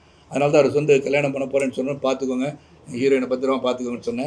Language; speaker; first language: Tamil; native; Tamil